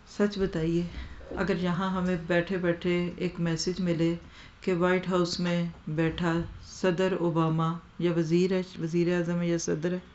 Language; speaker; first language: Urdu; non-native, local second language; Punjabi